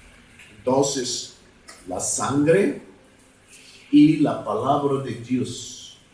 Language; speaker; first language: Spanish; non-native, fluent; Bulgarian